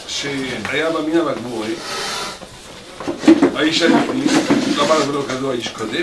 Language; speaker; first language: Hebrew; non-native, fluent; French